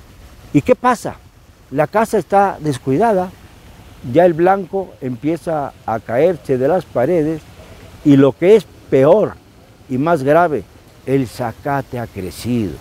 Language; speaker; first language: Spanish; native; Spanish